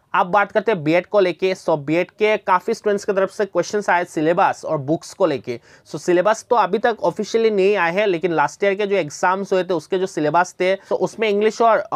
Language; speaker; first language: Hindi; non-native, local second language; Bangla